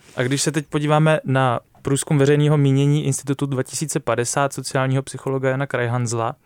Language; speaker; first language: Czech; native; Czech